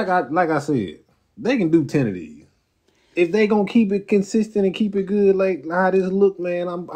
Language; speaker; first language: English; native; English